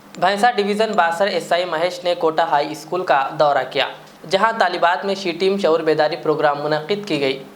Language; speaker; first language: Urdu; native; Urdu